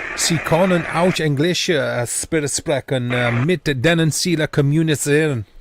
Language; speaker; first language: German; non-native, learner; English